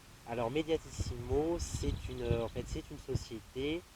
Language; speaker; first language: French; native; French